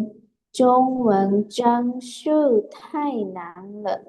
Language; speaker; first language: Chinese; non-native, learner; Lao